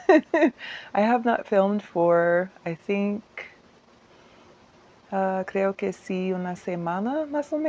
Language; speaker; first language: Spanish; non-native, learner; English